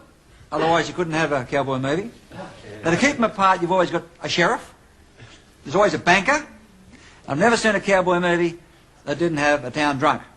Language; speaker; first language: English; native; English